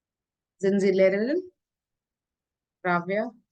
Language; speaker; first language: German; non-native, fluent; Hindi